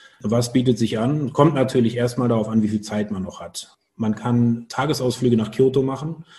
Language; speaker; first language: German; native; German